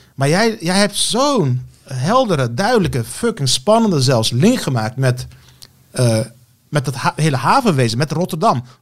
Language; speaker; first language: Dutch; native; Dutch